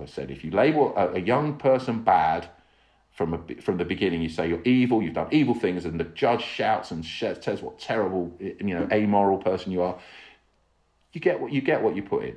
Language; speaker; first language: English; native; English